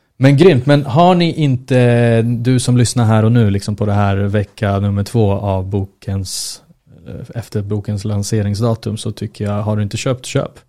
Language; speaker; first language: Swedish; early bilingual, other home language; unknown